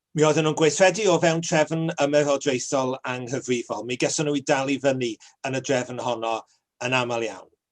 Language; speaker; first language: Welsh; native; Welsh